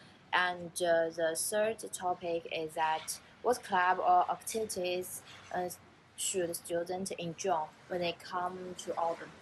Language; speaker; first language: English; non-native, learner; Chinese